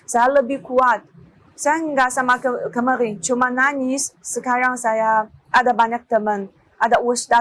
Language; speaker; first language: Indonesian; non-native, learner; Chinese